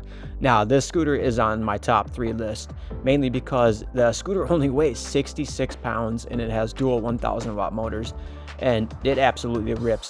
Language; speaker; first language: English; native; English